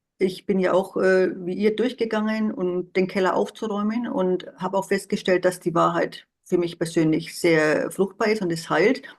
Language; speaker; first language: German; native; German